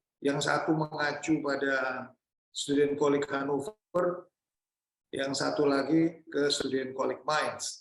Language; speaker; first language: Indonesian; native; Indonesian